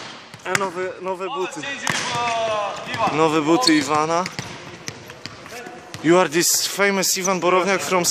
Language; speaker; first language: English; non-native, learner; Polish